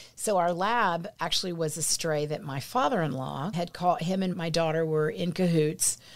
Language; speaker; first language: English; native; English